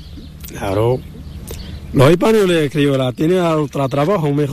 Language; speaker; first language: Spanish; non-native, learner; Arabic